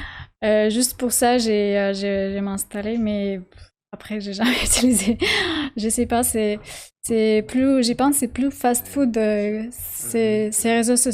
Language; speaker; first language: French; non-native, learner; Russian